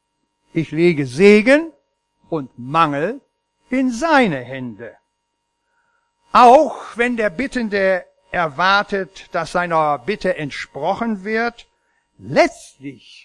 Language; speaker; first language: German; native; German